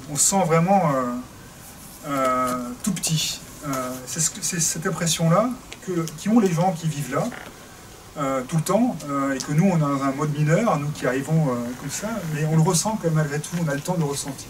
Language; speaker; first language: French; native; French